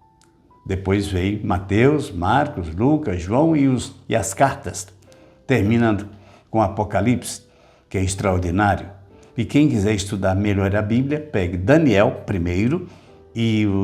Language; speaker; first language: Portuguese; native; Portuguese